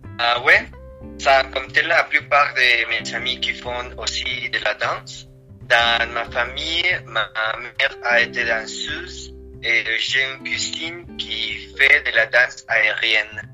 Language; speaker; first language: French; non-native, learner; Spanish